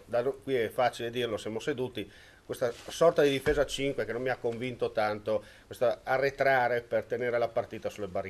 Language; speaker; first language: Italian; native; Italian